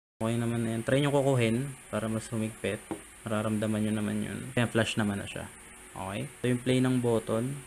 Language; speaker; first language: Filipino; native; Filipino